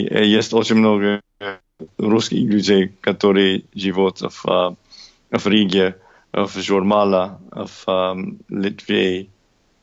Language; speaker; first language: Russian; non-native, learner; English